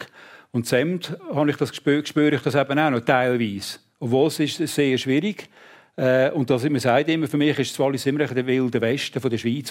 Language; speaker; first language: German; native; German